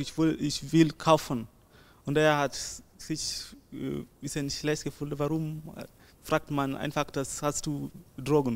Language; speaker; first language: German; non-native, learner; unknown